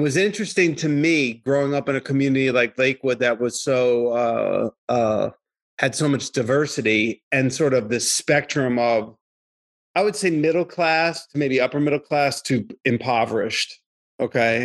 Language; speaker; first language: English; native; English